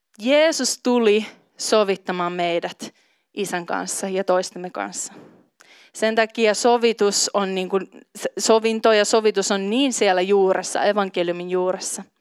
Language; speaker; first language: Finnish; native; Finnish